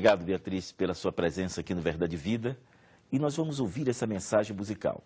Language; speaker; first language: Portuguese; native; Portuguese